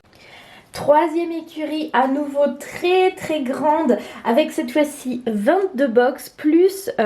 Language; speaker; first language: French; native; French